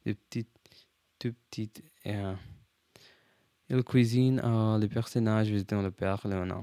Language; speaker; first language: French; non-native, learner; English